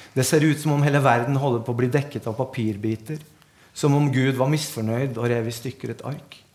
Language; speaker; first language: Norwegian; native; Norwegian